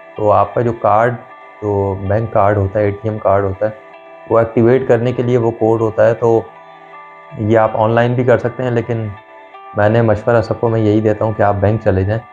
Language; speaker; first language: Urdu; non-native, local second language; Punjabi